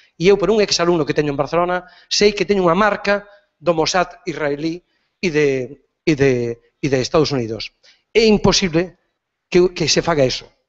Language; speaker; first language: Galician; native; Galician